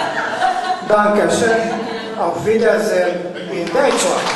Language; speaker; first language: German; non-native, learner; Hungarian